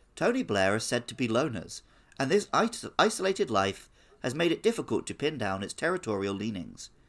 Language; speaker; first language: English; native; English